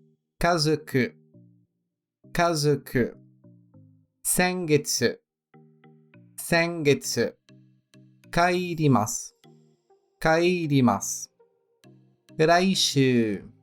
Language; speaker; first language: Japanese; non-native, learner; Portuguese